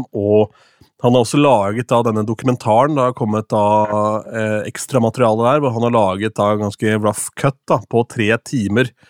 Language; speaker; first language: Norwegian; native; Norwegian